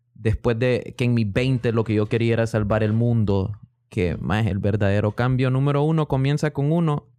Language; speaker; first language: Spanish; native; Spanish